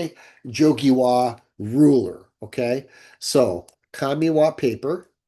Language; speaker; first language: Japanese; non-native, learner; English